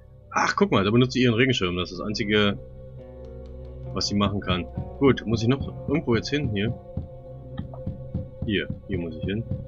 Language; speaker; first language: German; native; German